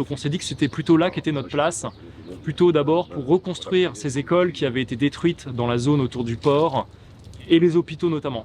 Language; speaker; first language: French; native; French